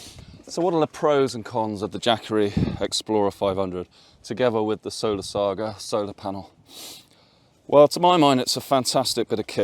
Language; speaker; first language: English; native; English